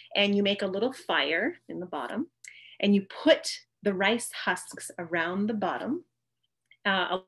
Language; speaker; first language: English; native; English